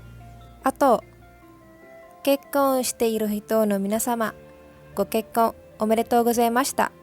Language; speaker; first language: Japanese; non-native, learner; Malay